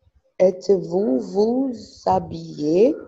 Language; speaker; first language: French; non-native, learner; Portuguese